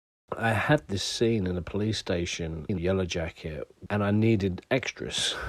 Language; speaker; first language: English; native; English